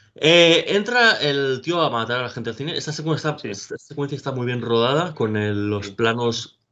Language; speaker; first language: Spanish; native; Spanish